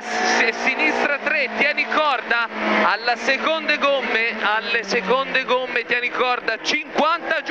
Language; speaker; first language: Italian; native; Italian